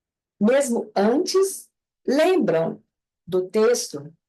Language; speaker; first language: Portuguese; native; Portuguese